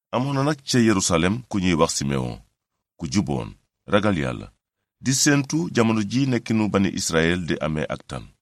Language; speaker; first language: Wolof; native; Wolof